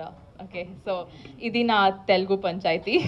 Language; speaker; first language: Telugu; non-native, learner; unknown